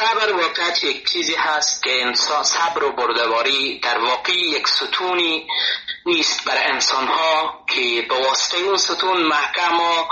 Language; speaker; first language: Persian; native; Persian